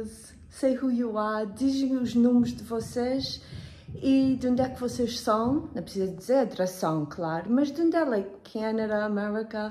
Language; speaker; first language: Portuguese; early bilingual, heritage; Portuguese